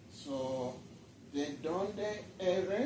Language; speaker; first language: Spanish; non-native, learner; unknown